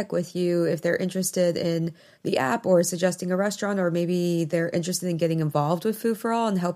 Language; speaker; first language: English; native; English